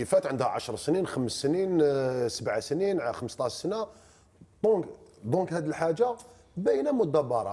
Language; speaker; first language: Arabic; native; Arabic